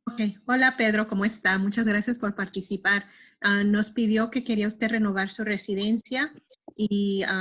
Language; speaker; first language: Spanish; early bilingual, heritage; Spanish